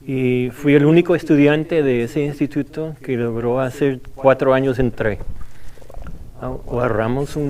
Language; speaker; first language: Spanish; non-native, fluent; English